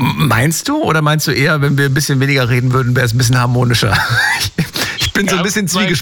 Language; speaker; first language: German; native; German